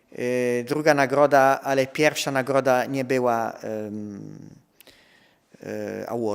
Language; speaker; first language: Polish; non-native, fluent; Italian